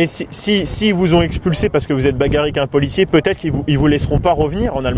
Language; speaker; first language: French; native; French